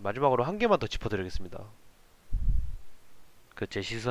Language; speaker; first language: Korean; native; Korean